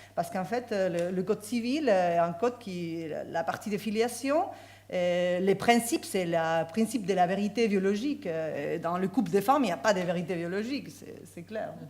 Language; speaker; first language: French; non-native, fluent; Spanish